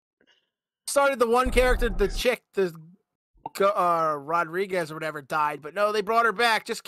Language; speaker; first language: English; native; English